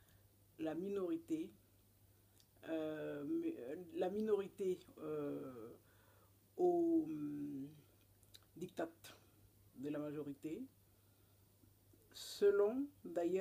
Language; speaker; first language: French; non-native, local second language; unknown